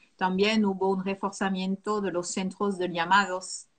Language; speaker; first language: Spanish; non-native, fluent; French